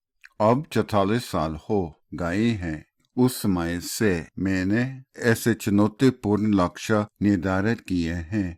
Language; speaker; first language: Hindi; non-native, fluent; English